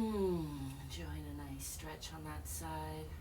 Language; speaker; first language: English; native; English